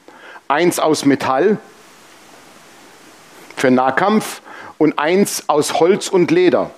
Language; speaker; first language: German; native; German